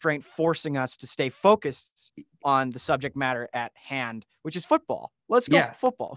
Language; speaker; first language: English; native; English